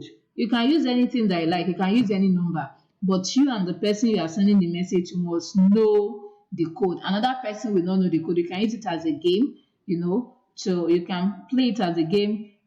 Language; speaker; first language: English; non-native, local second language; Yoruba